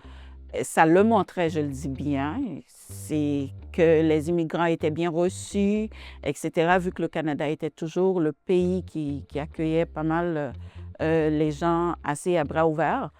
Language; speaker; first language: French; non-native, local second language; Haitian Creole